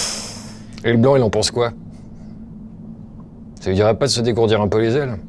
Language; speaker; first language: French; native; French